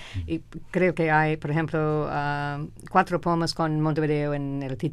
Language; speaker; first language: Spanish; non-native, fluent; English